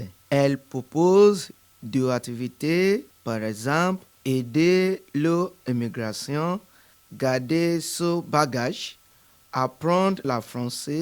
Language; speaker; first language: French; non-native, learner; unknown